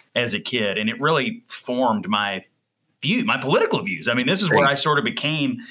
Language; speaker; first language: English; native; English